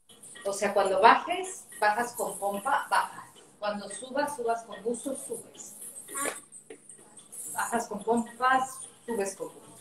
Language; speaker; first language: Spanish; native; Spanish